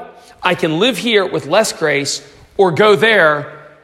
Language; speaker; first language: English; native; English